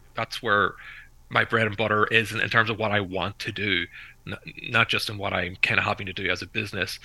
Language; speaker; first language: English; native; English